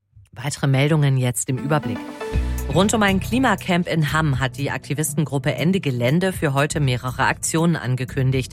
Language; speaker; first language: German; native; German